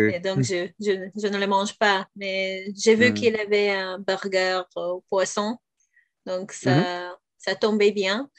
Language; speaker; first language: French; non-native, fluent; Bulgarian